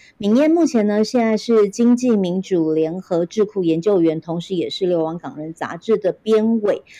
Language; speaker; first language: Chinese; native; Chinese